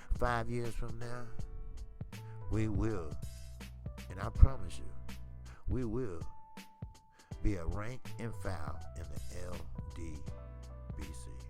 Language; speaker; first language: English; native; English